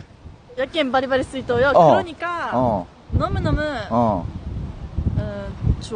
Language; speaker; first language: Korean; non-native, learner; Japanese